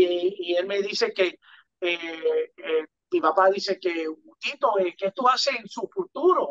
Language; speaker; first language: Spanish; early bilingual, heritage; English